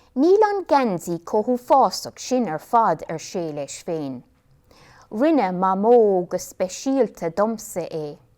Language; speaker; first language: Irish; non-native, local second language; English